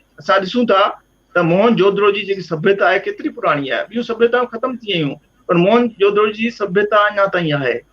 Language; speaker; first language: Sindhi; early bilingual, heritage; Sindhi